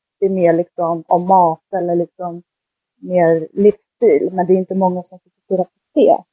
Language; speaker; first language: Swedish; early bilingual, other home language; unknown